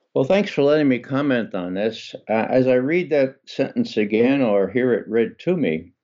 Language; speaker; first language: English; native; English